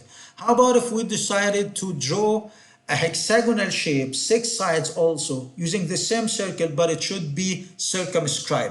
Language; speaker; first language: English; non-native, fluent; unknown